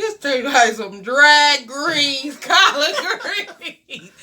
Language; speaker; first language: English; native; English